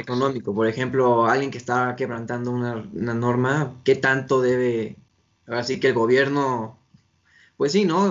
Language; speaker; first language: Spanish; native; Spanish